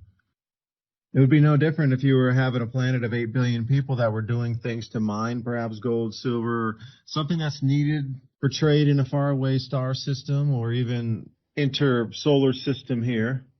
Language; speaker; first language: English; native; English